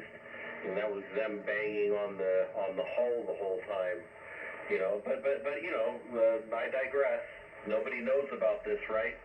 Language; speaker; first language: English; native; English